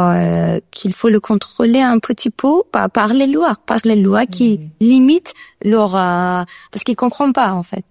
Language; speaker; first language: French; non-native, learner; Persian